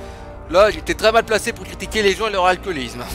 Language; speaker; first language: French; native; French